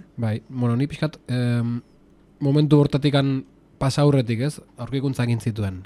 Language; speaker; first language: Basque; native; Basque